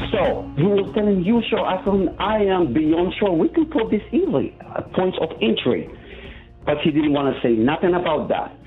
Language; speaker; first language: English; non-native, fluent; Arabic